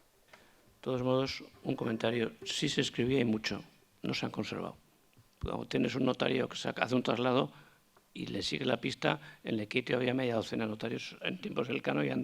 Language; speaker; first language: Spanish; native; Spanish